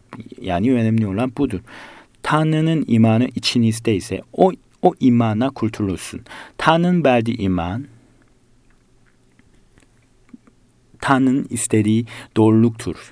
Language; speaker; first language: Turkish; non-native, fluent; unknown